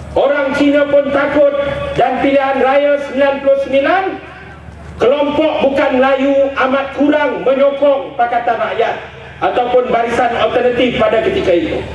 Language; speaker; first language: Malay; native; Malay